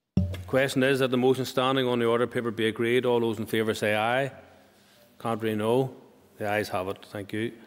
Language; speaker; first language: English; native; English